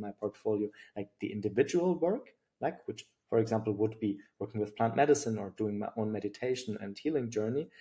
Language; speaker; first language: English; non-native, fluent; German